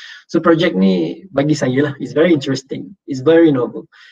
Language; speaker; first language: English; non-native, local second language; Malay